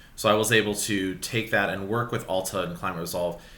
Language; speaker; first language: English; native; English